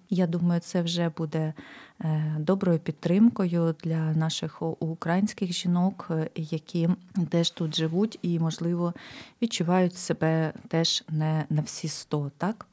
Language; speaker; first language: Ukrainian; native; Ukrainian